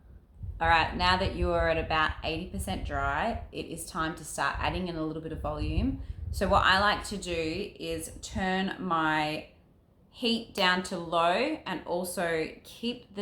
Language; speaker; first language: English; native; English